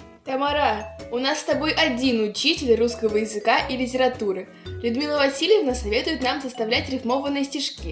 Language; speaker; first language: Russian; native; Russian